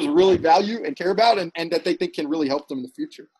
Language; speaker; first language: English; native; English